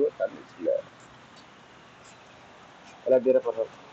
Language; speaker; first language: English; non-native, learner; Nepali